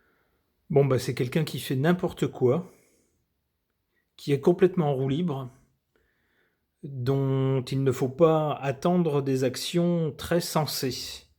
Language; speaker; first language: French; native; French